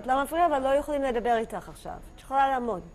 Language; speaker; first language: Hebrew; native; Hebrew